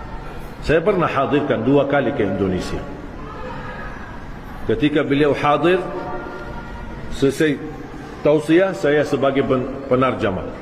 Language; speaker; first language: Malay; non-native, fluent; Arabic